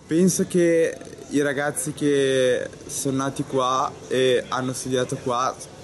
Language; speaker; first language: Italian; early bilingual, other home language; Bangla